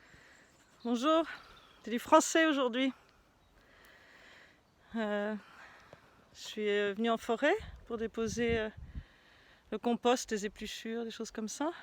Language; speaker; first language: French; native; French